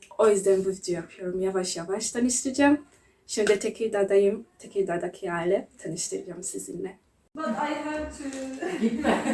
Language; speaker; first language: Turkish; non-native, learner; Kinyarwanda